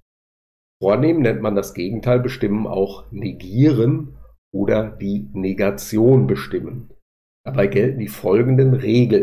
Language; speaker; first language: German; native; German